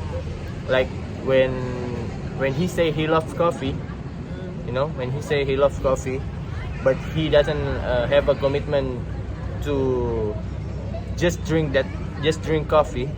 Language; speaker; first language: English; non-native, fluent; Indonesian